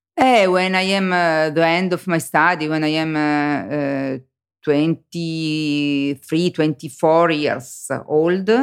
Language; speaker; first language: English; non-native, learner; Italian